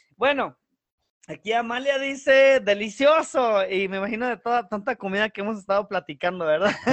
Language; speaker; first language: Spanish; early bilingual, heritage; Spanish